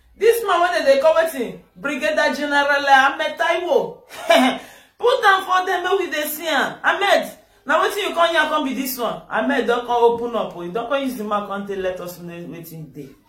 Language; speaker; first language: Nigerian Pidgin; native; Nigerian Pidgin